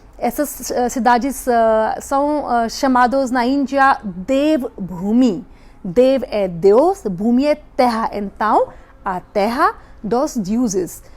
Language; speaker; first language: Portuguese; non-native, fluent; Hindi